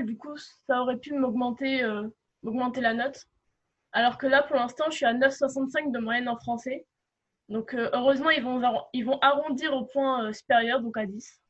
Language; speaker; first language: French; native; French